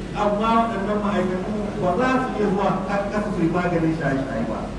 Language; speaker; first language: Hausa; native; Hausa